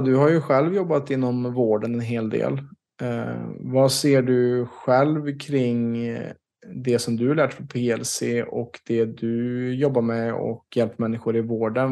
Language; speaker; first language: Swedish; native; Swedish